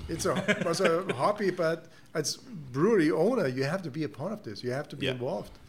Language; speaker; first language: English; non-native, fluent; German